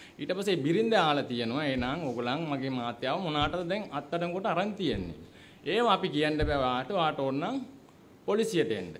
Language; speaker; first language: Sinhala; non-native, local second language; Tamil